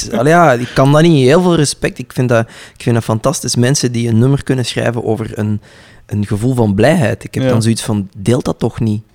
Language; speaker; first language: Dutch; native; Dutch